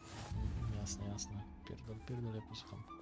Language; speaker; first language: Polish; native; Polish